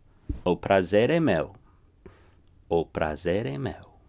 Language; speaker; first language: Portuguese; non-native, fluent; English